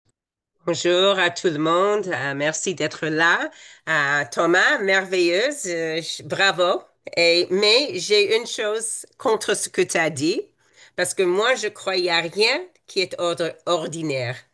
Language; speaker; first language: French; non-native, fluent; English